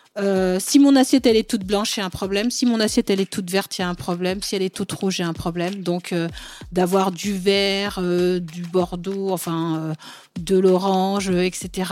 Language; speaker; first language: French; early bilingual, other home language; Bambara